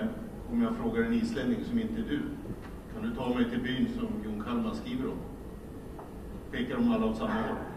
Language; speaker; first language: Swedish; native; Swedish